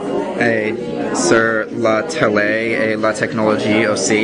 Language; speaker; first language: French; non-native, learner; English